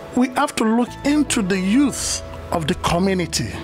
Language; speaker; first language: English; non-native, local second language; Yoruba